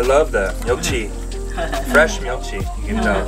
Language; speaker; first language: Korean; non-native, learner; English